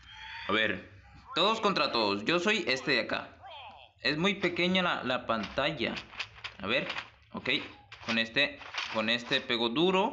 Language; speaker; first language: Spanish; native; Spanish